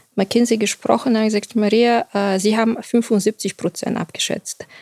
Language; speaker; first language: German; non-native, fluent; Bulgarian